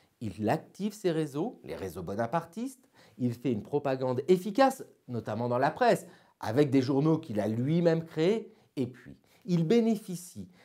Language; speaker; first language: French; native; French